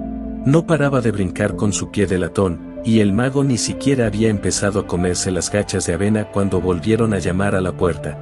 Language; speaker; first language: Spanish; native; Spanish